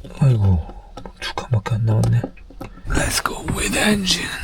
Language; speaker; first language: English; non-native, learner; Korean